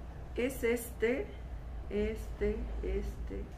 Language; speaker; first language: Spanish; native; Spanish